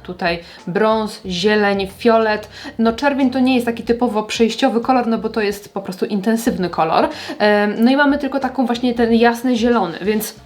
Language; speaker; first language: Polish; native; Polish